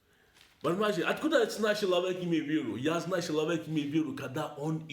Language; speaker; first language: Russian; non-native, learner; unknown